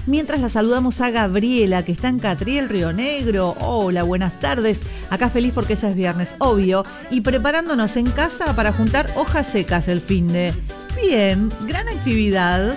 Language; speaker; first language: Spanish; native; Spanish